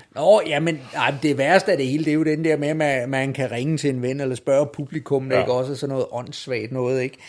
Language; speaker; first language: Danish; native; Danish